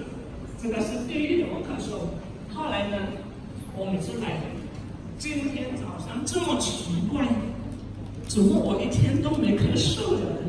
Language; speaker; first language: Chinese; early bilingual, heritage; Chinese